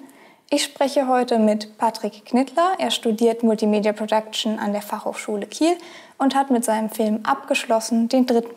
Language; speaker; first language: German; native; German